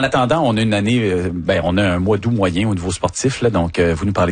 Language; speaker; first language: French; native; French